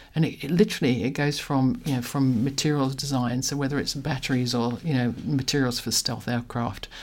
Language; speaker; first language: English; native; English